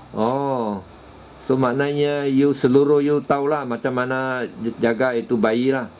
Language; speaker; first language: Malay; non-native, local second language; Chinese